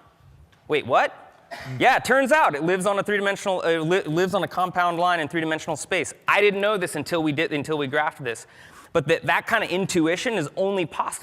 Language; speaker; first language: English; native; English